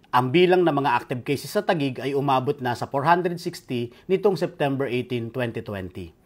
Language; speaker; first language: Filipino; native; Filipino